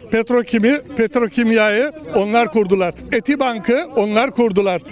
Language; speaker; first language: Turkish; native; Turkish